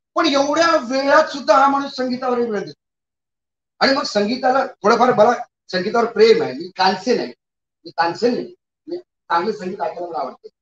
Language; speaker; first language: Marathi; native; Marathi